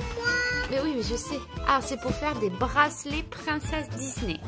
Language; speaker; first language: French; native; French